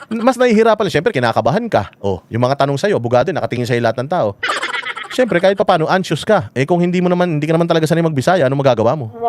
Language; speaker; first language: Filipino; native; Filipino